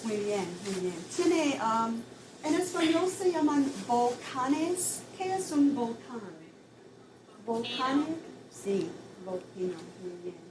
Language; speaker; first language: Spanish; non-native, fluent; English